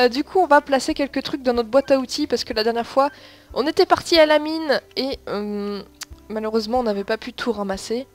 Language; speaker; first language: French; native; French